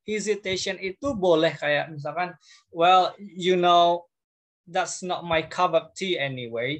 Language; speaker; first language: English; non-native, fluent; Indonesian